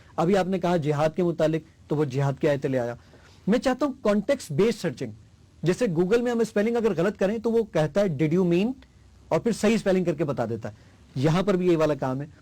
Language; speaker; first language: Urdu; native; Urdu